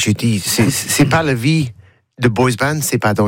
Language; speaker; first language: French; non-native, learner; English